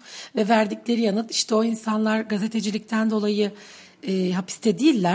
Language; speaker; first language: Turkish; native; Turkish